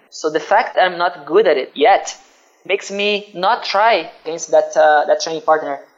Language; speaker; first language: English; non-native, fluent; Portuguese